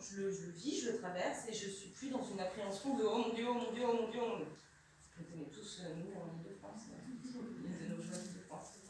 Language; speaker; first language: French; native; French